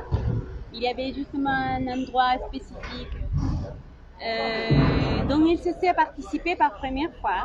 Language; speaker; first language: French; non-native, learner; Spanish